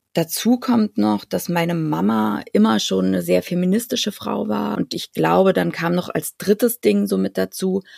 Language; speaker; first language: German; native; German